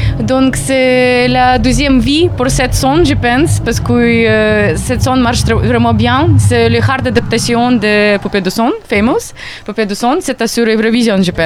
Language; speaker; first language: French; non-native, learner; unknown